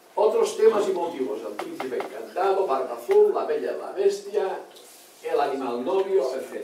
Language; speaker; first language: Spanish; non-native, local second language; Catalan